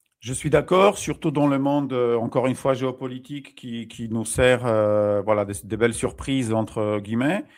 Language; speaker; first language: French; non-native, fluent; Polish